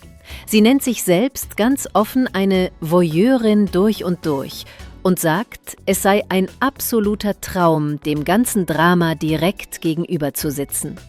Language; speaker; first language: German; native; German